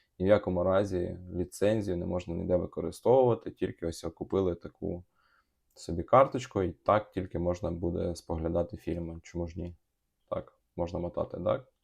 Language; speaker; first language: Ukrainian; non-native, local second language; Russian